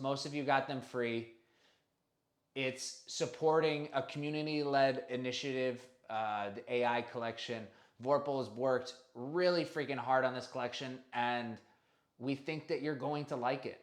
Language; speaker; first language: English; native; English